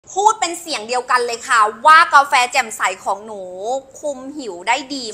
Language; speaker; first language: Thai; native; Thai